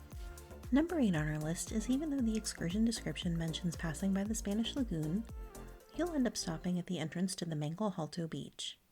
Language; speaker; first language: English; native; English